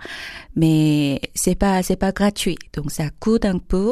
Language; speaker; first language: French; non-native, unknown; Korean